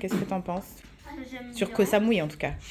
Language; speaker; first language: French; native; French